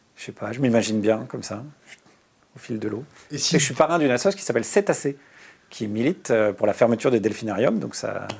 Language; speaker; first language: French; native; French